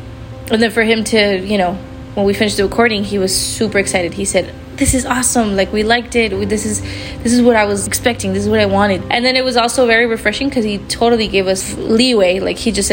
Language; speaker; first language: English; native; English